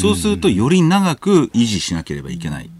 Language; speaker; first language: Japanese; native; Japanese